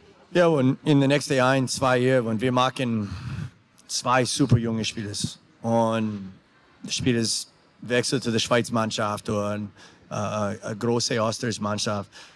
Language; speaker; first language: German; non-native, learner; English